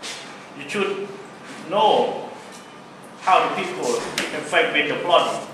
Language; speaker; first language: English; non-native, learner; Thai